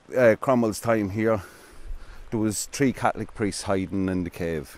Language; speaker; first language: English; native; English